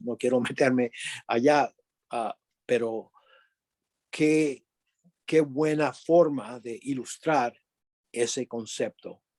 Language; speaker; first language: Spanish; early bilingual, other home language; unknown